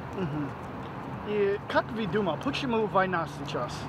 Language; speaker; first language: Russian; non-native, learner; English